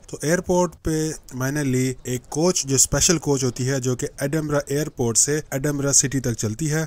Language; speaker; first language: Urdu; native; Urdu